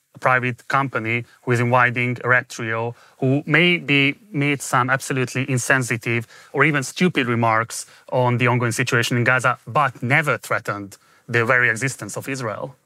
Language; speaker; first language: English; non-native, fluent; Hungarian